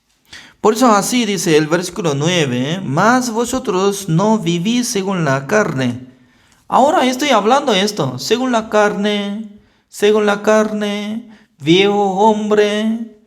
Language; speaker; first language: Spanish; non-native, learner; Korean